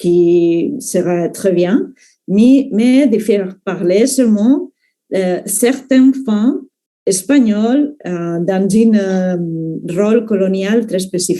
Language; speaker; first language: French; non-native, fluent; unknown